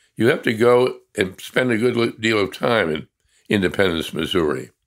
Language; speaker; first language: English; native; English